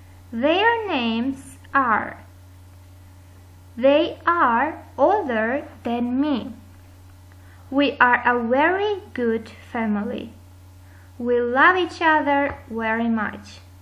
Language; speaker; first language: English; non-native, fluent; Armenian